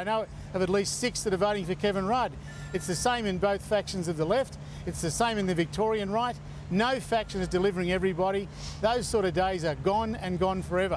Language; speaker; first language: English; native; English